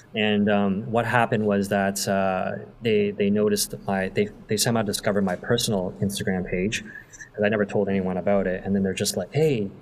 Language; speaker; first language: English; native; English